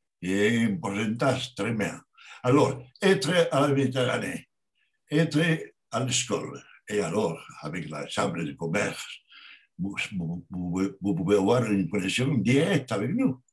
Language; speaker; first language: French; non-native, learner; Spanish